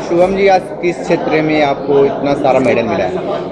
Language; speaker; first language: Hindi; native; Hindi